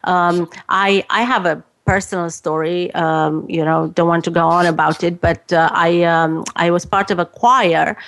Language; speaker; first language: English; non-native, fluent; Romanian